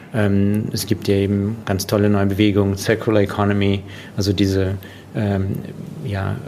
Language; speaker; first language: German; non-native, fluent; Russian